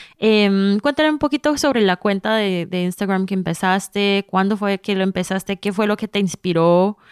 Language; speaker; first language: Spanish; early bilingual, heritage; Spanish